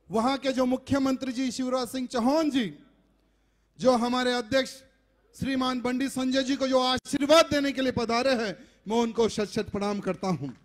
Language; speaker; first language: Hindi; native; Hindi